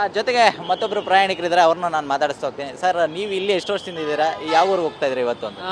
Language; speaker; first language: Kannada; native; Kannada